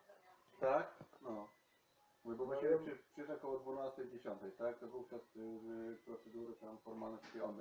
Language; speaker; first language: Polish; native; Polish